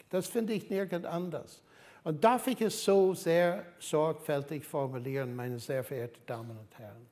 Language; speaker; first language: German; non-native, fluent; English